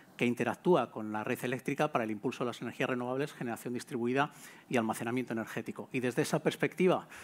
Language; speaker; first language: Spanish; native; Spanish